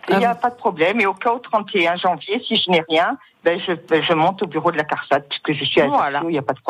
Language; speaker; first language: French; native; French